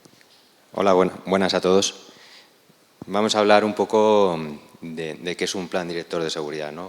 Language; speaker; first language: Spanish; native; Spanish